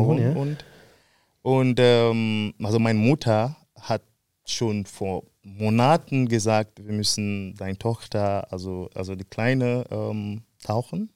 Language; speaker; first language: German; non-native, fluent; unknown